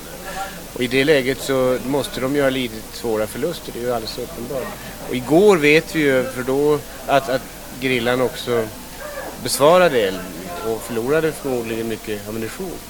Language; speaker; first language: Swedish; native; Swedish